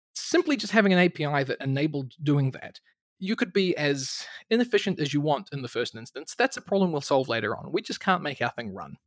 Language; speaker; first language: English; native; English